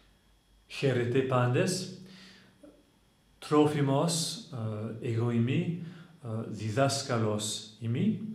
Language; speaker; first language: Greek; non-native, fluent; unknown